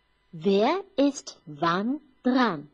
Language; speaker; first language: German; non-native, fluent; Chinese